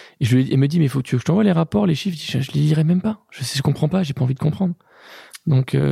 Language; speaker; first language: French; native; French